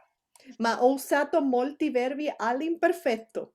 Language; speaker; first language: Italian; non-native, fluent; Spanish